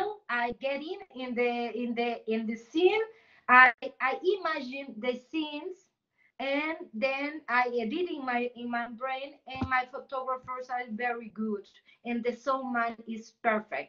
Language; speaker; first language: English; non-native, learner; Spanish